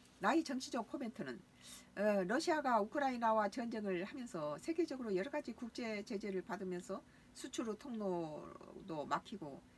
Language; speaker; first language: Korean; native; Korean